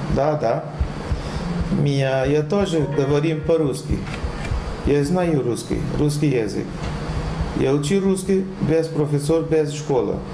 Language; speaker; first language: Russian; non-native, learner; Portuguese